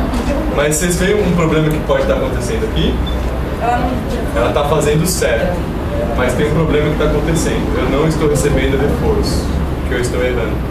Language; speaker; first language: Portuguese; native; Portuguese